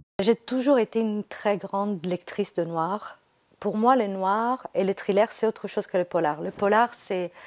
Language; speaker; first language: French; non-native, fluent; Italian